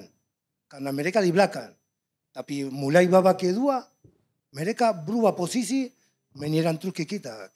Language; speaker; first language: Indonesian; non-native, fluent; Spanish